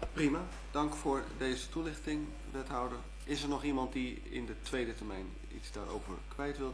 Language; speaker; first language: Dutch; native; Dutch